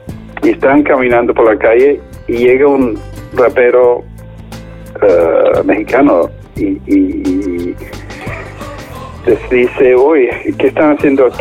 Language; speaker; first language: Spanish; non-native, fluent; English